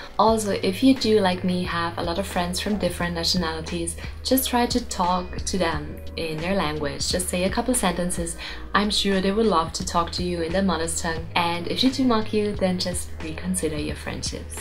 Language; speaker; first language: English; non-native, fluent; German